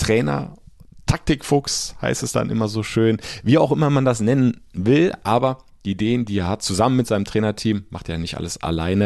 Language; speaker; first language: German; native; German